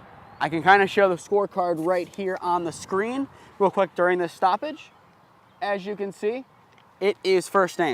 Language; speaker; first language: English; native; English